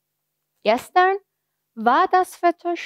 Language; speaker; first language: German; non-native, fluent; Persian